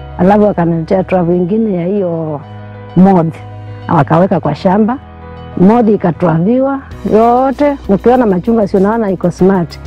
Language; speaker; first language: Swahili; non-native, local second language; Kamba